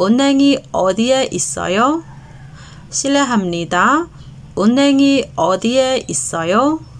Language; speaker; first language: Korean; non-native, fluent; Burmese